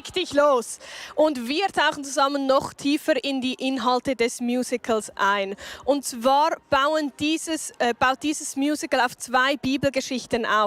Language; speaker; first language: German; native; German